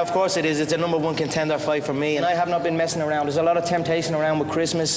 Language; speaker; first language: English; native; English